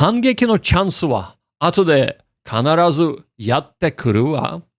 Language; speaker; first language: Japanese; non-native, learner; English